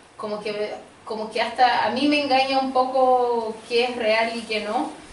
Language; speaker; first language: Spanish; early bilingual, other home language; Portuguese